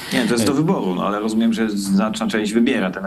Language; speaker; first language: Polish; native; Polish